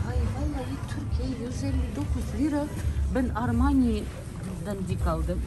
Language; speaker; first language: Turkish; non-native, learner; Russian